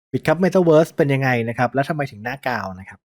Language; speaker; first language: Thai; native; Thai